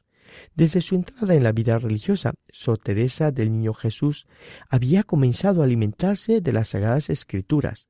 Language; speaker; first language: Spanish; native; Spanish